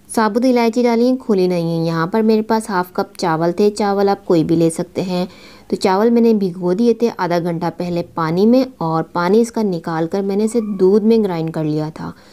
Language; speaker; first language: Urdu; native; Urdu